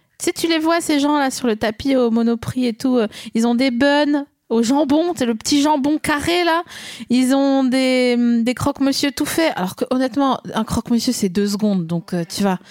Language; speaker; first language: French; native; French